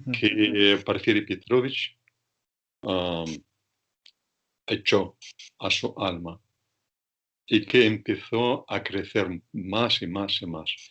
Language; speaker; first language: Spanish; non-native, fluent; Russian